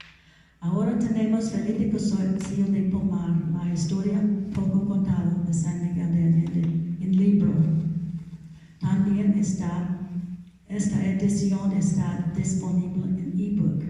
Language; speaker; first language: Spanish; non-native, learner; English